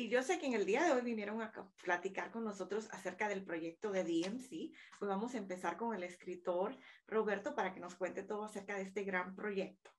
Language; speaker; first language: Spanish; native; Spanish